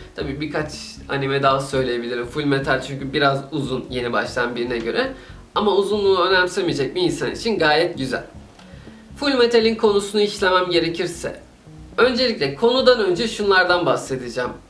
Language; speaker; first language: Turkish; native; Turkish